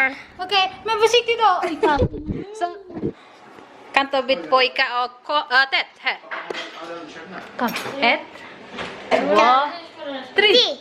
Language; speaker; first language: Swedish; non-native, fluent; Indonesian